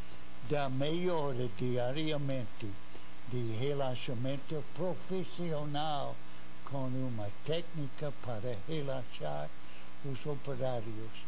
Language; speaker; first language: Portuguese; non-native, fluent; English